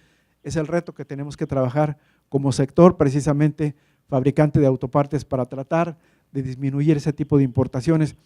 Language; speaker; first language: Spanish; native; Spanish